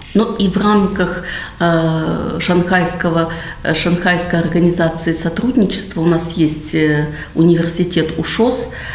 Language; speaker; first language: Russian; native; Russian